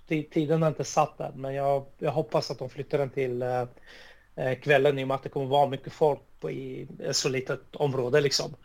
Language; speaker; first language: Swedish; early bilingual, other home language; Arabic